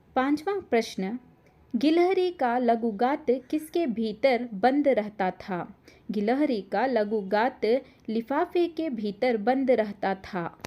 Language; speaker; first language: Hindi; non-native, local second language; Kannada